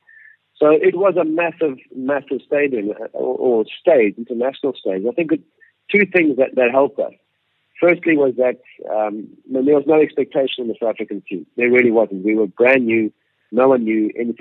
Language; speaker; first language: English; native; English